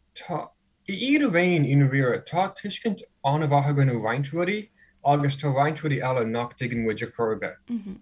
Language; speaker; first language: Irish; non-native, fluent; English